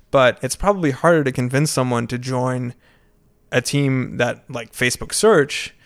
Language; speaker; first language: English; non-native, fluent; Dutch